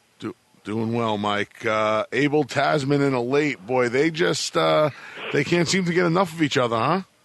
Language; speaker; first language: English; native; English